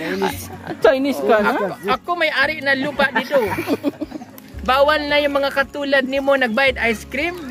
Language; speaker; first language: Filipino; non-native, local second language; Cebuano